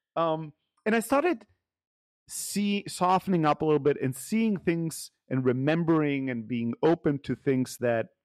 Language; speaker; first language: English; early bilingual, heritage; German